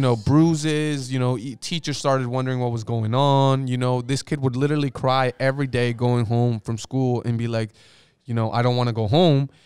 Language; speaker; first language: English; early bilingual, other home language; Spanish